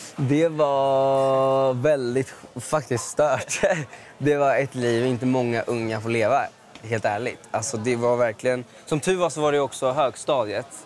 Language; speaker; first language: Swedish; early bilingual, other home language; Spanish